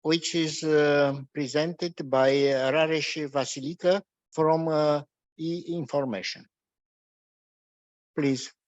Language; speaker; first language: English; non-native, fluent; Romanian